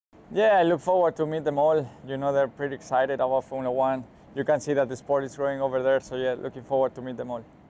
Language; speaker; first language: English; non-native, fluent; Spanish